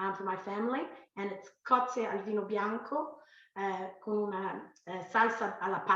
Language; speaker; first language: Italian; early bilingual, heritage; Italian